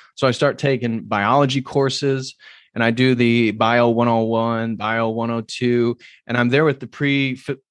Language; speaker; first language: English; native; English